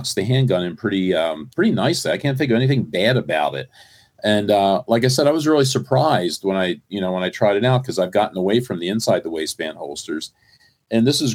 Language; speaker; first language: English; native; English